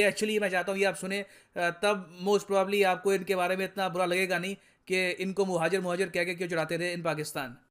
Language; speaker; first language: Hindi; native; Hindi